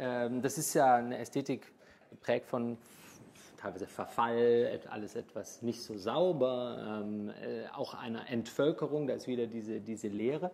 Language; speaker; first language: German; native; German